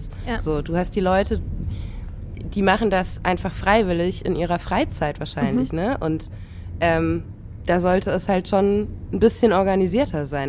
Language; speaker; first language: German; native; German